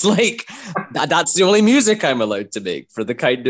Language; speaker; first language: English; native; English